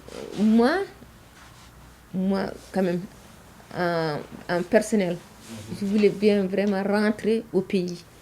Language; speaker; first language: French; non-native, learner; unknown